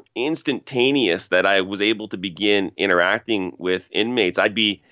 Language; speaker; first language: English; native; English